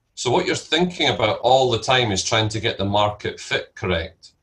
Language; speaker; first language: English; native; English